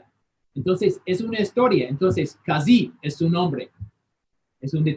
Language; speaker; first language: Spanish; non-native, fluent; English